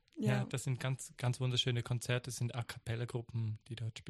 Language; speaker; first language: German; native; German